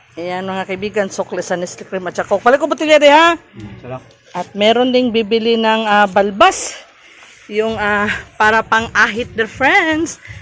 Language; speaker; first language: Filipino; non-native, local second language; Cebuano